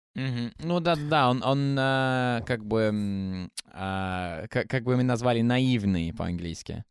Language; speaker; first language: Russian; non-native, fluent; English